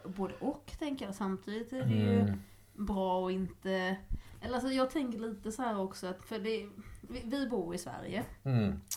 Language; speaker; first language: Swedish; native; Swedish